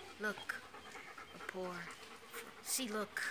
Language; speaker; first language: English; native; English